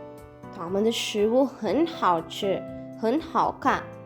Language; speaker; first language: Chinese; non-native, learner; Sinhala